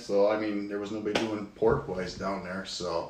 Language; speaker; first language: English; native; English